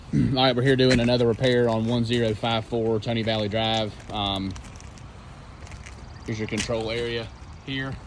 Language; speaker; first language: English; native; English